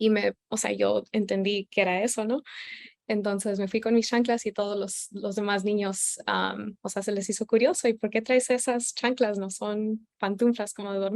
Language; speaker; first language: Spanish; early bilingual, heritage; Spanish